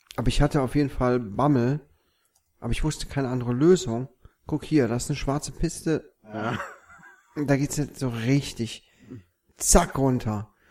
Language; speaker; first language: German; native; German